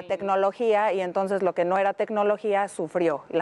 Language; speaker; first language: Spanish; native; Spanish